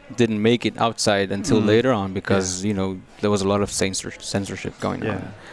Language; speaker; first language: English; non-native, fluent; Portuguese